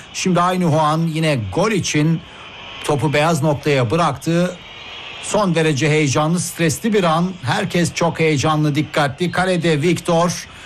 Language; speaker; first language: Turkish; native; Turkish